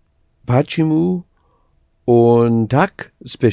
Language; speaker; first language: Russian; non-native, learner; English